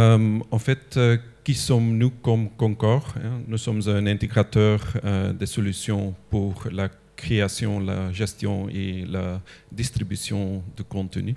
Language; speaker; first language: French; non-native, local second language; Dutch